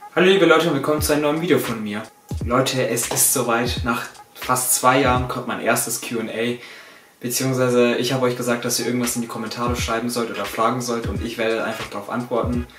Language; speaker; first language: German; early bilingual, other home language; Turkish